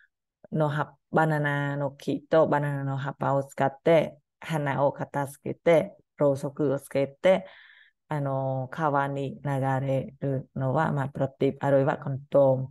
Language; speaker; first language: Japanese; non-native, learner; Khmer